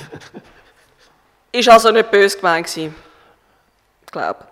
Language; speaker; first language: German; native; German